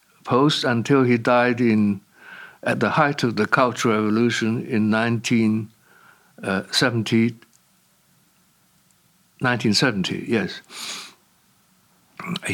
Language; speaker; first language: English; non-native, local second language; Cantonese